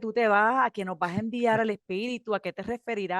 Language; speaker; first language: Spanish; native; Spanish